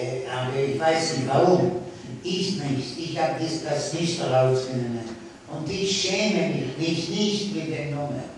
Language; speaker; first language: German; non-native, learner; Yiddish